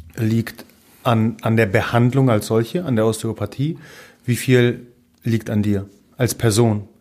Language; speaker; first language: German; non-native, fluent; Polish